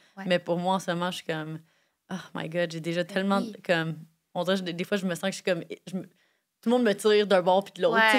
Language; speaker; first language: French; native; French